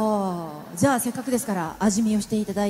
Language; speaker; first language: Japanese; native; Japanese